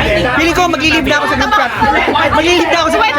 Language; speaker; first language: Filipino; native; Filipino